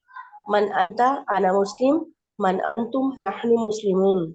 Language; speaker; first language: Arabic; non-native, learner; Urdu